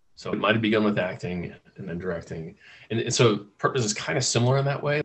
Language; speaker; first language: English; native; English